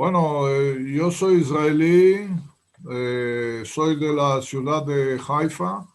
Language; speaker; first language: Spanish; non-native, fluent; Hebrew